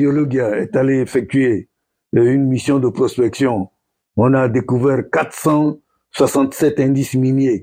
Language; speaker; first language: French; non-native, local second language; Sango